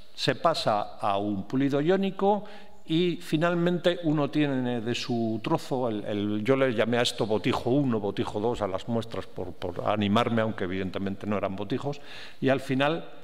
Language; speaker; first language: Spanish; native; Spanish